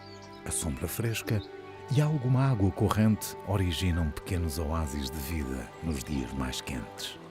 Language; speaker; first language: Portuguese; native; Portuguese